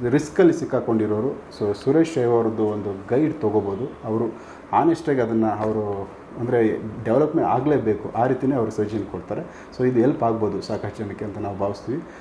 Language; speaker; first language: Kannada; native; Kannada